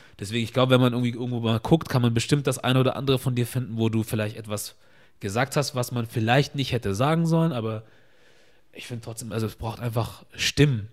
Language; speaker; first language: German; early bilingual, other home language; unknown